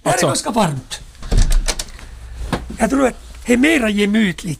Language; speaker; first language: Swedish; non-native, local second language; Finnish